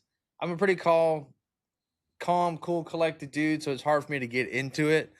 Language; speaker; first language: English; native; English